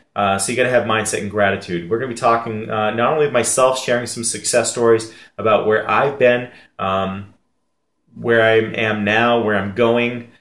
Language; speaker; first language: English; native; English